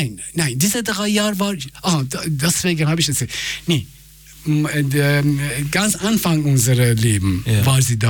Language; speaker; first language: German; non-native, fluent; Persian